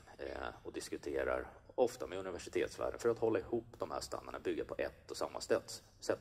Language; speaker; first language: Swedish; native; Swedish